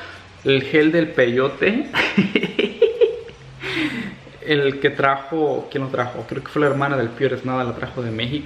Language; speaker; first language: Spanish; native; Spanish